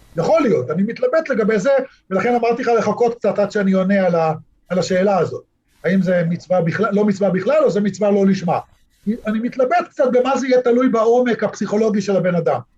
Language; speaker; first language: Hebrew; native; Hebrew